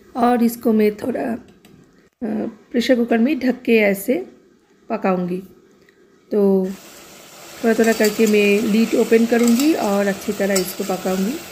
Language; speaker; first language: Hindi; non-native, local second language; Bangla